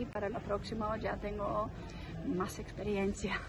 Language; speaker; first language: Spanish; non-native, fluent; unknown